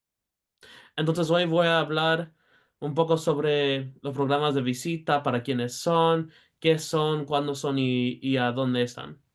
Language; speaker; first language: Spanish; early bilingual, heritage; Spanish